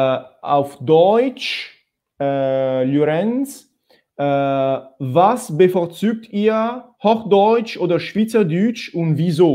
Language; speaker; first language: German; non-native, fluent; Italian